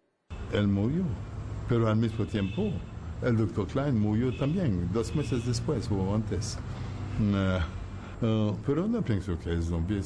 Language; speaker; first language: Spanish; non-native, fluent; Haitian Creole